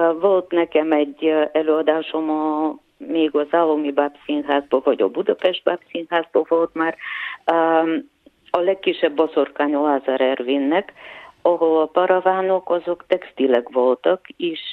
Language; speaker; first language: Hungarian; non-native, fluent; Bulgarian